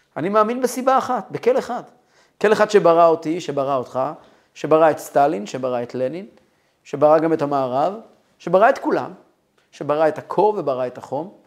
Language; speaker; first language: Hebrew; non-native, fluent; Russian